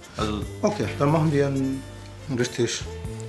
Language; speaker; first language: German; non-native, fluent; Arabic